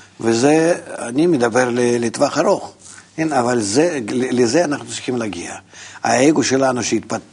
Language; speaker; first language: Hebrew; non-native, fluent; Russian